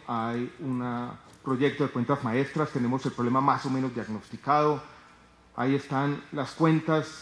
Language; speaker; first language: Spanish; native; Spanish